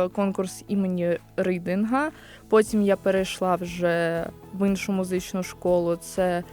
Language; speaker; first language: Ukrainian; native; Ukrainian